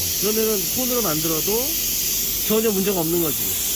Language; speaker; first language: Korean; native; Korean